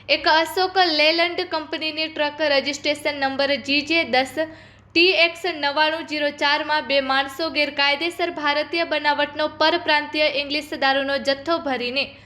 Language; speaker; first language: Gujarati; native; Gujarati